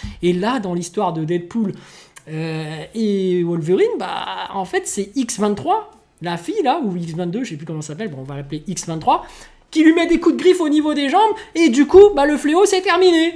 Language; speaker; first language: French; native; French